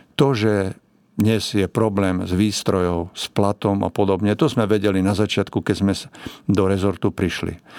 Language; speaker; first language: Slovak; native; Slovak